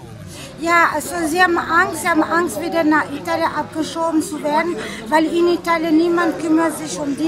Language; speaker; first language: German; non-native, fluent; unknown